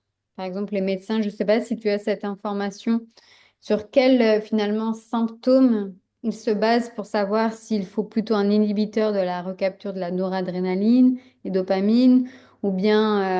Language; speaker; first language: French; native; French